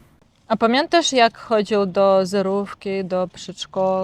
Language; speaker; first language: Polish; non-native, learner; Russian